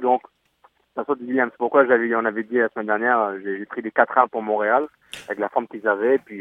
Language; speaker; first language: French; native; French